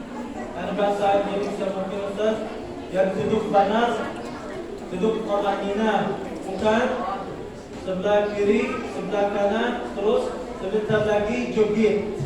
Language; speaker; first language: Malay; non-native, learner; Arabic